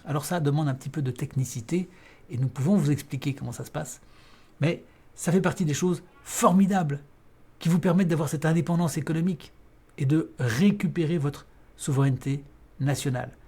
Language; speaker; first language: French; native; French